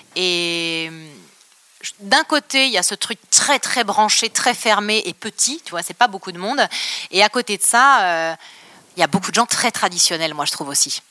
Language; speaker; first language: French; native; French